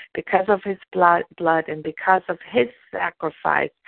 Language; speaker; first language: English; non-native, fluent; German